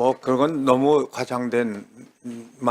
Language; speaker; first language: Korean; native; Korean